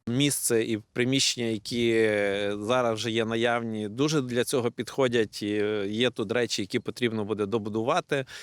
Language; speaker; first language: Ukrainian; native; Ukrainian